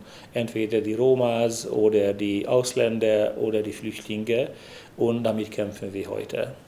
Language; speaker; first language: German; non-native, fluent; Hungarian